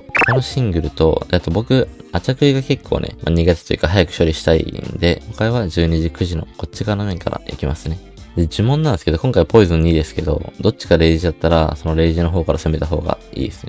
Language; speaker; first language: Japanese; native; Japanese